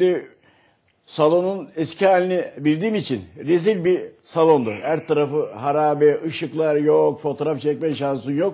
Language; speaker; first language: Turkish; native; Turkish